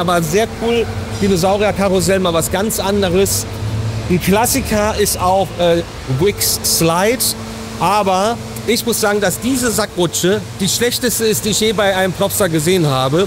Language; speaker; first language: German; native; German